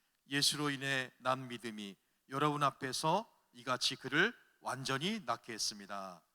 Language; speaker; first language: Korean; native; Korean